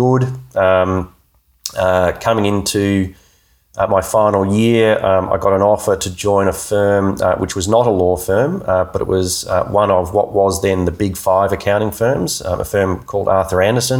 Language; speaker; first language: English; native; English